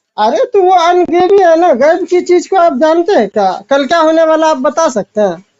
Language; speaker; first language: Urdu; native; Urdu